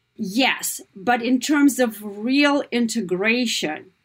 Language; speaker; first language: English; non-native, fluent; Kazakh